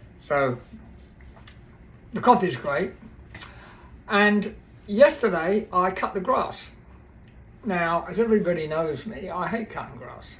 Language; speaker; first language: English; native; English